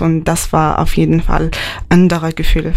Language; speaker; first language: German; non-native, learner; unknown